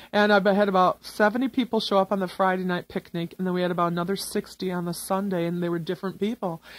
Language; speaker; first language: English; native; English